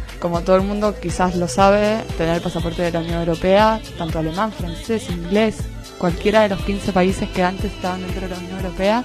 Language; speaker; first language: Spanish; native; Spanish